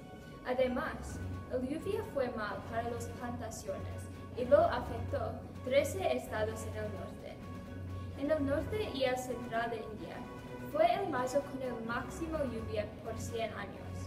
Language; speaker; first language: Spanish; non-native, learner; English